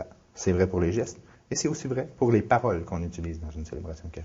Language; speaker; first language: French; native; French